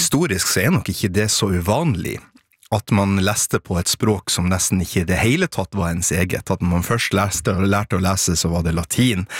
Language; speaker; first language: Norwegian; native; Norwegian